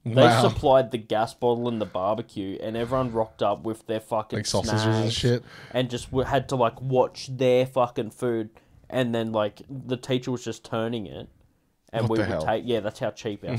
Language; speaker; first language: English; native; English